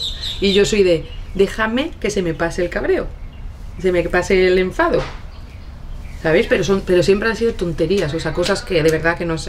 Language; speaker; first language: Spanish; native; Spanish